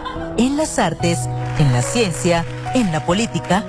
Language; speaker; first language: Spanish; native; Spanish